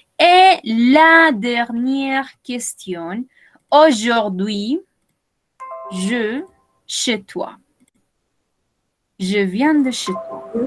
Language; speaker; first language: French; non-native, learner; Spanish